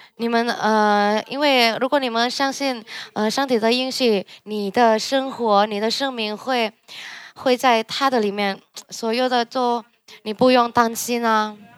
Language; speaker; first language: Chinese; early bilingual, heritage; Chinese